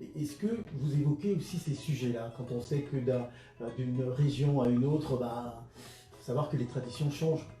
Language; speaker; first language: French; native; French